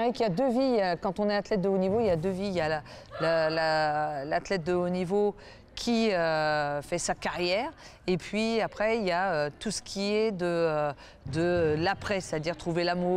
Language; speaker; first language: French; native; French